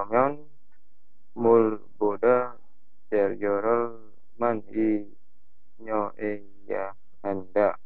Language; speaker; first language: Korean; non-native, learner; Indonesian